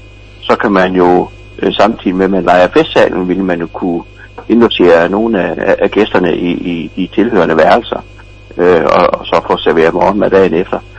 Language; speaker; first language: Danish; native; Danish